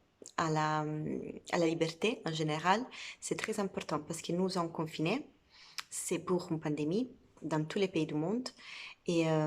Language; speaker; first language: French; non-native, fluent; Italian